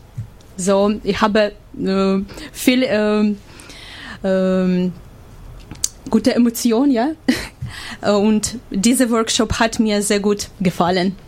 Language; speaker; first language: German; non-native, learner; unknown